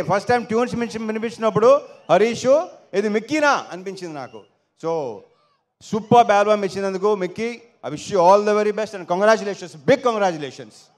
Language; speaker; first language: Telugu; native; Telugu